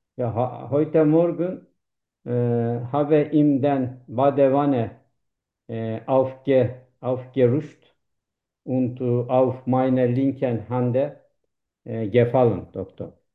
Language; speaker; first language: German; non-native, learner; Turkish